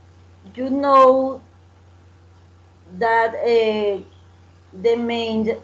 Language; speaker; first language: English; non-native, learner; Spanish